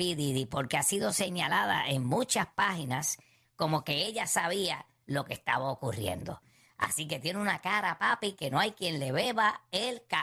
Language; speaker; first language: Spanish; native; Spanish